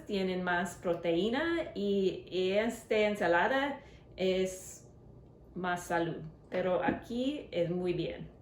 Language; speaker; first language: Spanish; non-native, learner; English